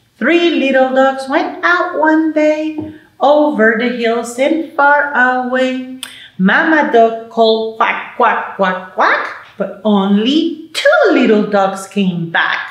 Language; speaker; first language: English; native; English